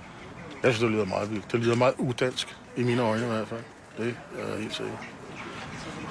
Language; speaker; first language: Danish; native; Danish